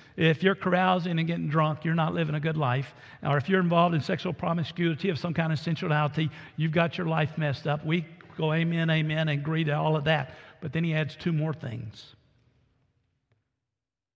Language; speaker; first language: English; native; English